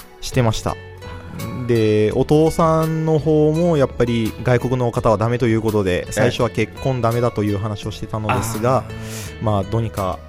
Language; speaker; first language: Japanese; early bilingual, other home language; Portuguese